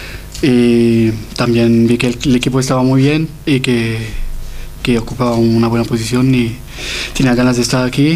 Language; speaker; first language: Spanish; non-native, fluent; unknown